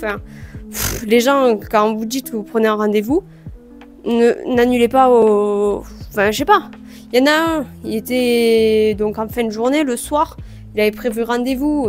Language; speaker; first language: French; native; French